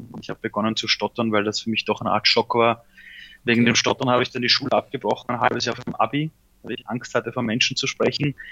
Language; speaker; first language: German; early bilingual, other home language; Persian